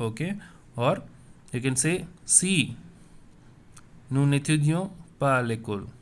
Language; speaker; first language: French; non-native, fluent; Tamil